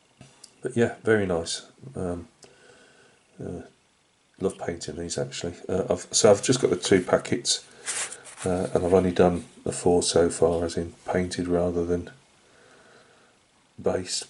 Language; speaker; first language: English; native; English